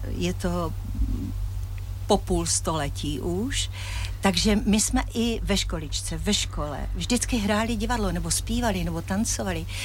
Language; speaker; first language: Czech; native; Czech